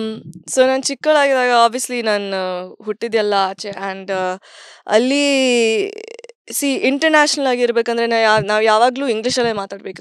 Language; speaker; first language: Kannada; early bilingual, heritage; English